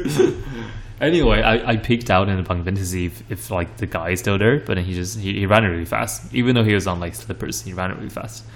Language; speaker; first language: English; non-native, fluent; Chinese